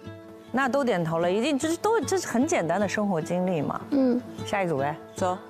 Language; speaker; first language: Chinese; native; Chinese